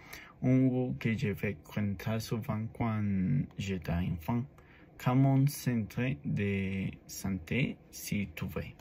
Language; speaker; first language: French; non-native, learner; Spanish